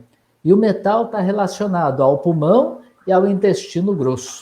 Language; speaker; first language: Portuguese; native; Portuguese